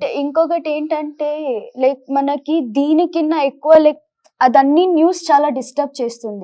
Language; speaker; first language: Telugu; non-native, local second language; Kannada